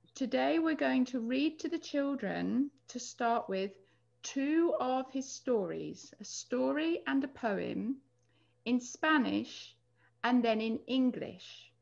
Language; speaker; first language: English; native; English